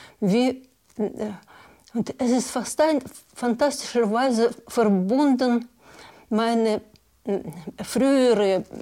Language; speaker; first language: German; non-native, learner; Russian